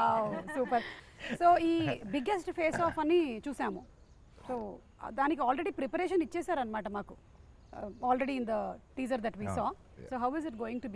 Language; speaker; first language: Telugu; native; Telugu